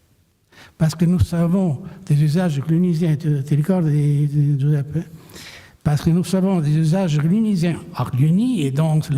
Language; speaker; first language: French; non-native, fluent; Italian